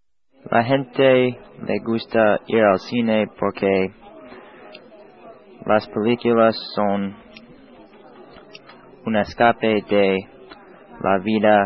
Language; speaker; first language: Spanish; non-native, learner; English